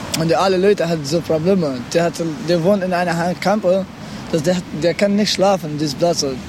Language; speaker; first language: German; non-native, learner; Pashto